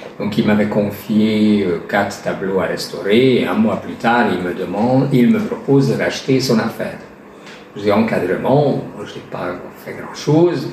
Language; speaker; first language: French; non-native, fluent; Hungarian